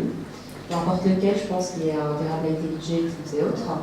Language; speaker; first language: French; native; French